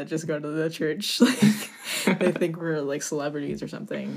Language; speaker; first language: English; native; English